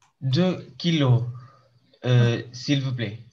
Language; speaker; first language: French; non-native, learner; English